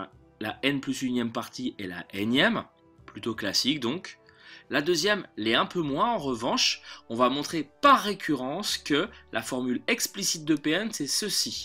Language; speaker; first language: French; native; French